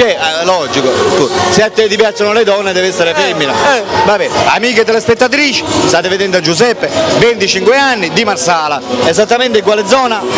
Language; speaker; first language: Italian; native; Italian